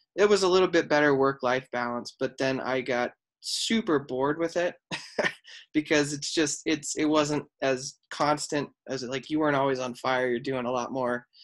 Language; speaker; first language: English; native; English